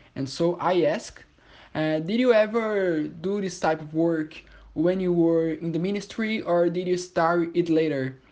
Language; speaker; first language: English; non-native, fluent; Portuguese